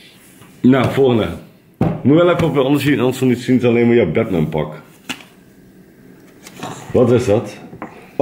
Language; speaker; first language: Dutch; native; Dutch